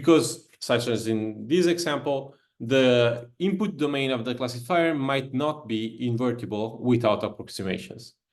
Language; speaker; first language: English; non-native, fluent; Italian